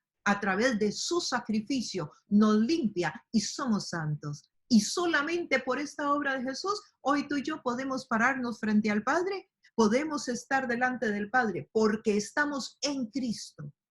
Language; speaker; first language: Spanish; native; Spanish